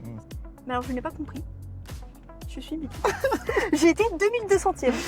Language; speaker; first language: French; native; French